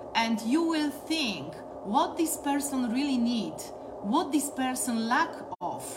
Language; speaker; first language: English; non-native, learner; Polish